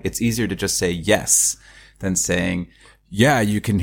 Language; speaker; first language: English; native; English